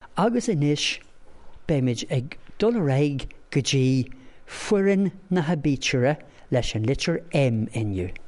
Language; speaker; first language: Irish; non-native, local second language; English